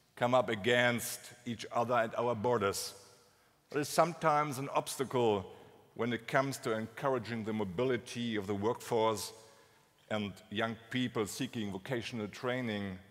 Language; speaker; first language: English; non-native, fluent; German